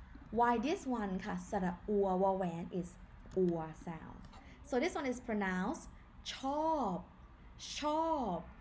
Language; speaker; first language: English; non-native, fluent; Thai